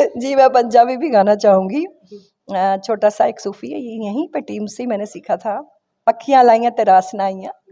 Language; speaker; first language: Hindi; non-native, local second language; Kashmiri